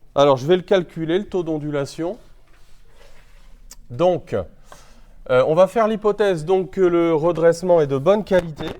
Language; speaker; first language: French; native; French